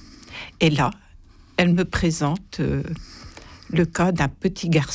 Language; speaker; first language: French; native; French